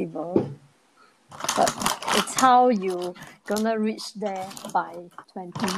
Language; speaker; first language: English; non-native, local second language; Chinese